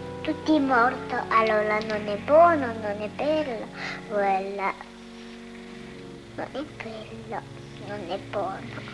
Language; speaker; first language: Italian; non-native, learner; Japanese